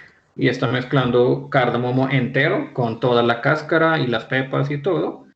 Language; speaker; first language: Spanish; non-native, fluent; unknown